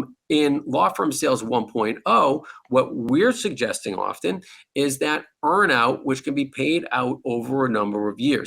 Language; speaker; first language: English; native; English